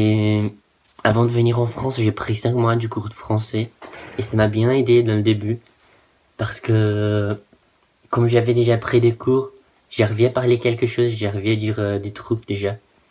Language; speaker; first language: French; non-native, learner; Portuguese